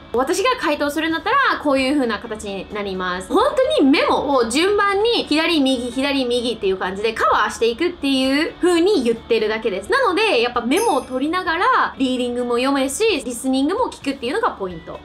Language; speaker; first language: Japanese; native; Japanese